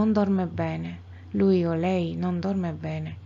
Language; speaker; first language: Italian; non-native, fluent; Spanish